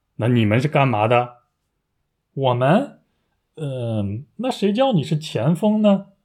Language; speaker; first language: Chinese; native; Chinese